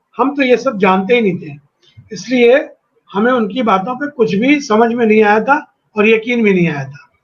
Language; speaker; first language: Hindi; native; Hindi